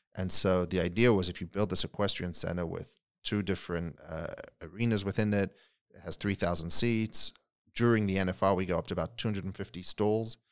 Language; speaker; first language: English; native; English